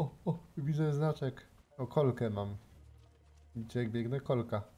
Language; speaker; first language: Polish; native; Polish